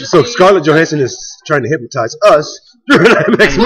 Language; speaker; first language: English; native; English